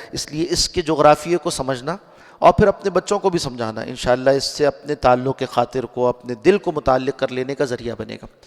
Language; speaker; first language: Urdu; native; Urdu